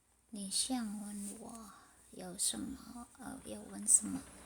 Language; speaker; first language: Chinese; non-native, learner; Indonesian